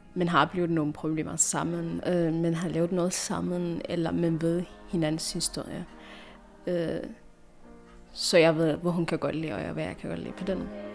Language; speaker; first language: Danish; non-native, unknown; Tigrinya